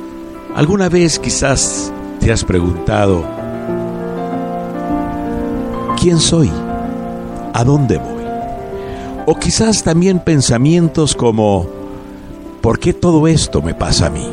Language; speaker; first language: Spanish; native; Spanish